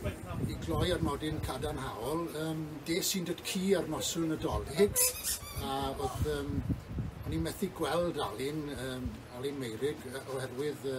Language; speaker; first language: Welsh; native; Welsh